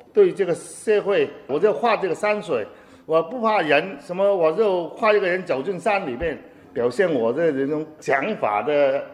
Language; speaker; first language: Chinese; non-native, fluent; Cantonese